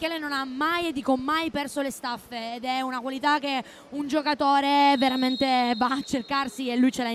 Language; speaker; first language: Italian; native; Italian